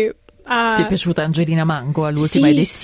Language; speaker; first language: Italian; native; Italian